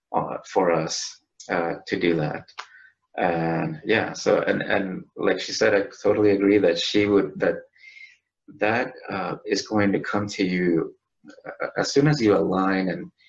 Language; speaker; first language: English; native; English